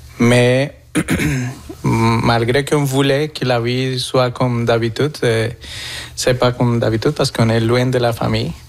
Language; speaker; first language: French; non-native, fluent; Spanish